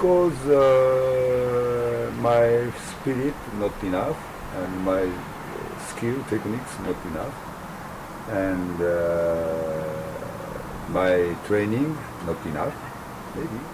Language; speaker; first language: English; non-native, learner; Japanese